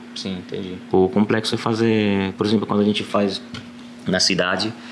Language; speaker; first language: Portuguese; non-native, fluent; Italian